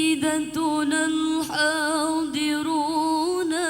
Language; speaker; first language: Arabic; non-native, learner; Javanese